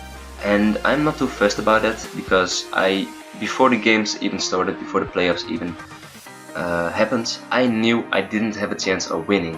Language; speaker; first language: English; non-native, fluent; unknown